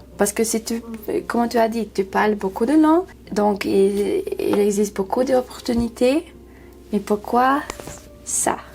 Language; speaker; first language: French; non-native, learner; English